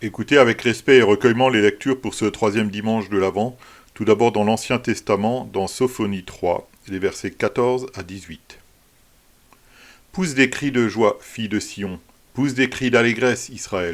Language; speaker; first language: French; native; French